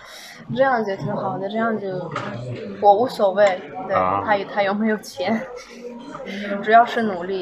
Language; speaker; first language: Chinese; non-native, fluent; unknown